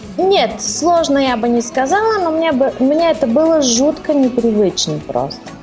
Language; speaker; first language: Russian; early bilingual, heritage; Russian